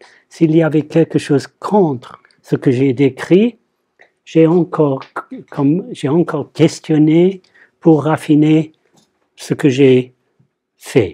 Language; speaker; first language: French; non-native, fluent; English